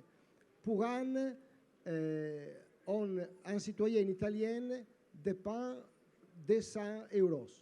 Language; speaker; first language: French; non-native, learner; Italian